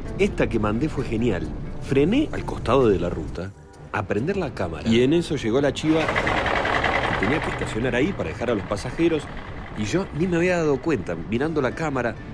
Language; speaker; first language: Spanish; native; Spanish